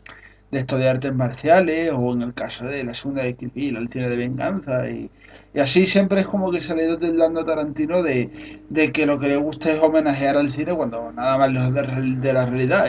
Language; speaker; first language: Spanish; native; Spanish